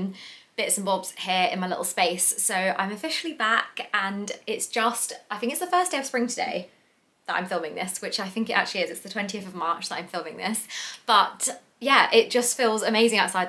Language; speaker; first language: English; native; English